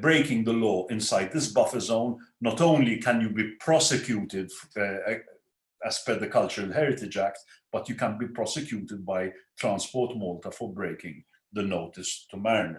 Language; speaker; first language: English; non-native, local second language; Maltese